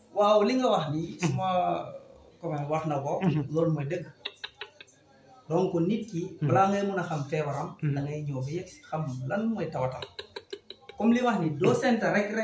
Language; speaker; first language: Wolof; non-native, local second language; Fula